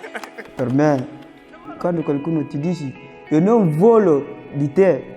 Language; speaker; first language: Italian; non-native, learner; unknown